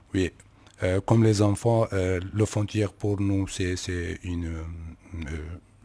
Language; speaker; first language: French; non-native, learner; Kurdish